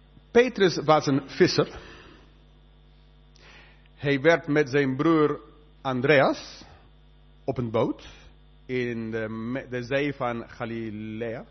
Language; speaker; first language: Dutch; non-native, fluent; English